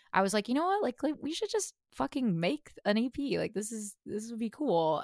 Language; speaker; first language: English; native; English